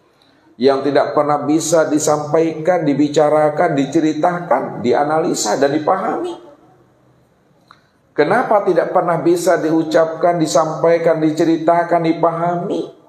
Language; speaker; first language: Indonesian; native; Indonesian